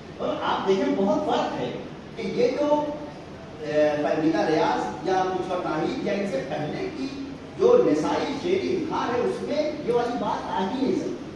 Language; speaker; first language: Urdu; native; Urdu